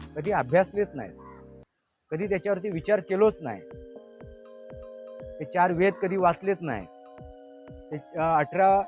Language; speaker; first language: Marathi; non-native, local second language; Konkani